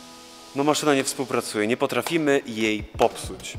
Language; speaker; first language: Polish; native; Polish